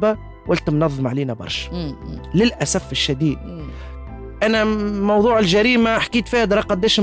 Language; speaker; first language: Arabic; native; Arabic